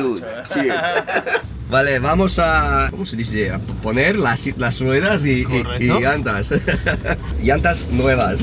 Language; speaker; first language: Spanish; non-native, learner; English